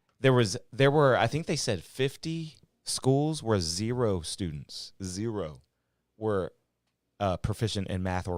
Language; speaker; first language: English; native; English